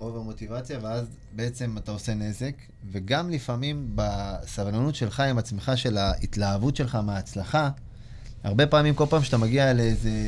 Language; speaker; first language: Hebrew; native; Hebrew